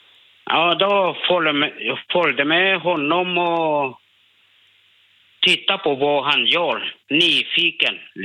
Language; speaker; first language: Swedish; non-native, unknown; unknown